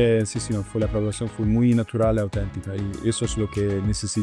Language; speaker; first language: Spanish; non-native, learner; Italian